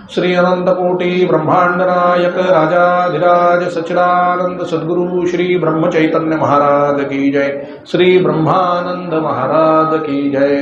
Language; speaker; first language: Hindi; non-native, local second language; Marathi